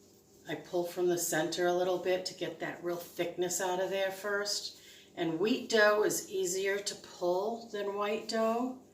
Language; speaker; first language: English; native; English